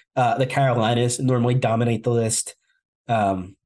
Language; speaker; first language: English; native; English